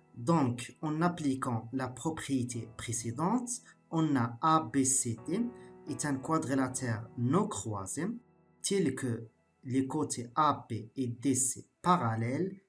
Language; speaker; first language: French; non-native, local second language; Arabic